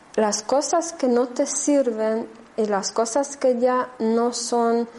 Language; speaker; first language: Spanish; non-native, fluent; German